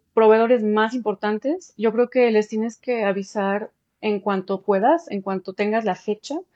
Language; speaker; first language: Spanish; early bilingual, heritage; Spanish